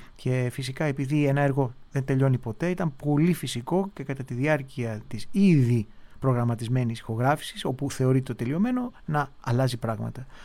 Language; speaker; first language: Greek; native; Greek